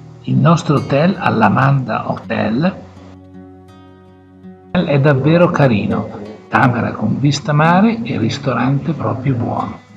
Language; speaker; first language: Italian; native; Italian